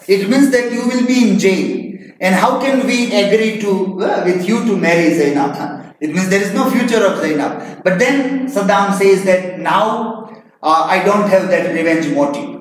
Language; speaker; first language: English; non-native, local second language; Gujarati